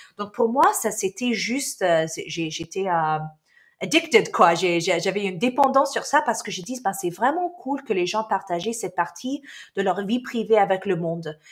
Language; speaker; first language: French; non-native, local second language; Arabic